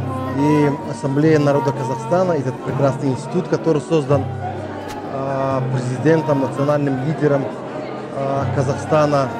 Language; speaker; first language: Russian; non-native, fluent; Azerbaijani